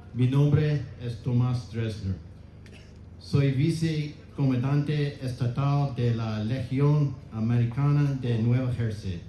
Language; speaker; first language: Spanish; non-native, learner; English